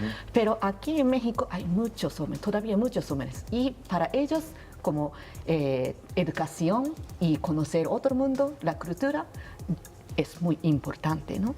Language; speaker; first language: Spanish; non-native, learner; Japanese